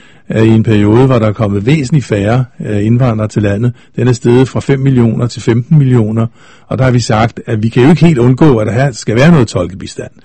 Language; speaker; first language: Danish; native; Danish